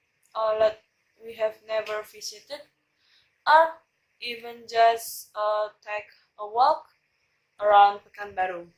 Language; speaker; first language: English; non-native, learner; Indonesian